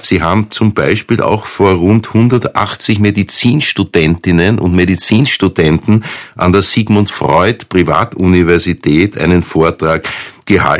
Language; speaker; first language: German; native; German